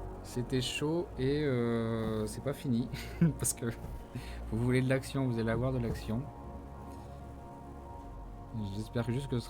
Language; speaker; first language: French; native; French